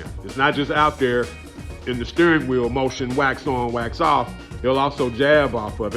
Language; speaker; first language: English; native; English